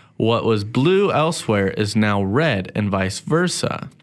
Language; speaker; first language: English; native; English